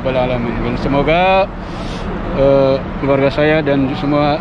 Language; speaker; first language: Indonesian; non-native, local second language; Javanese